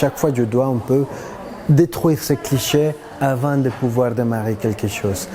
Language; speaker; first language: French; non-native, fluent; Spanish